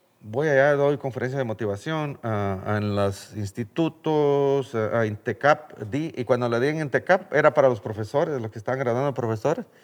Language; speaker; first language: Spanish; native; Spanish